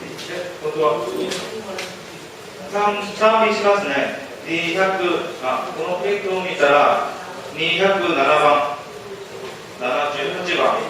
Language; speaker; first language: Japanese; non-native, learner; Korean